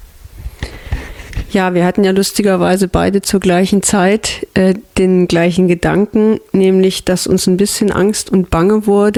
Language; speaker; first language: German; native; German